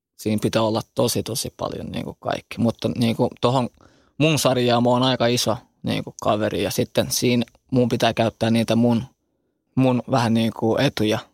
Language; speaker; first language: Finnish; early bilingual, other home language; Albanian